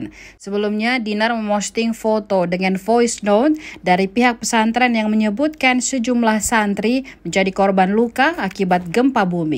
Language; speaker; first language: Indonesian; native; Indonesian